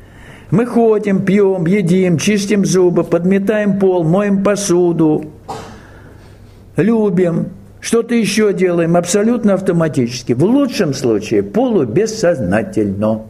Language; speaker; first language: Russian; native; Russian